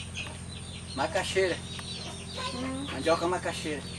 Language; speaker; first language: Spanish; non-native, learner; Portuguese